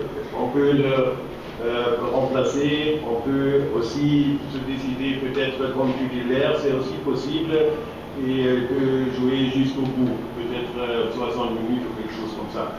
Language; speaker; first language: French; non-native, fluent; German